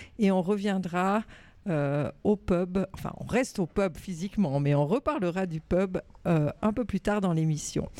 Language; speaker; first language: French; native; French